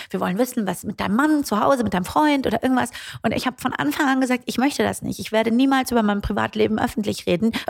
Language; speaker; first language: German; early bilingual, other home language; Persian